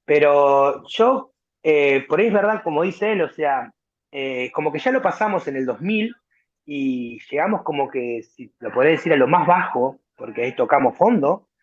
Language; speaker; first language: Spanish; native; Spanish